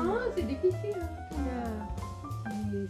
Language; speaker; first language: French; non-native, learner; Japanese